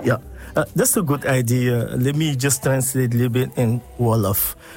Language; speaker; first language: English; non-native, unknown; Wolof